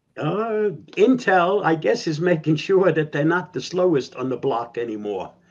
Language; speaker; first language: English; native; English